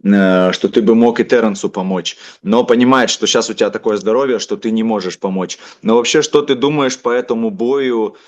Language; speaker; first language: Russian; native; Russian